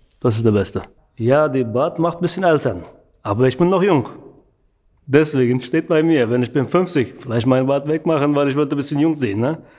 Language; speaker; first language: German; non-native, learner; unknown